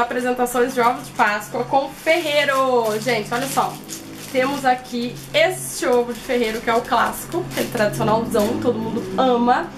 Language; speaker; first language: Portuguese; native; Portuguese